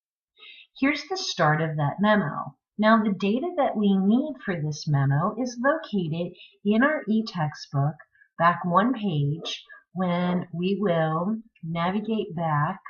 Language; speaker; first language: English; native; English